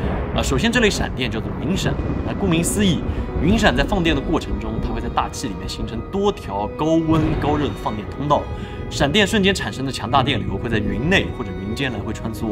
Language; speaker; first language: Chinese; native; Chinese